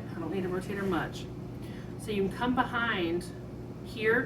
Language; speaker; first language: English; native; English